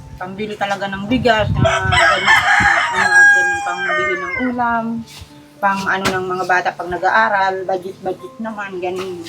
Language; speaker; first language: Filipino; non-native, local second language; Bikol